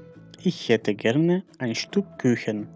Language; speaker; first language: German; non-native, fluent; Macedonian